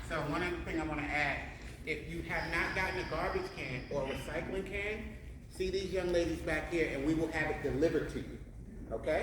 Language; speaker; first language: English; native; English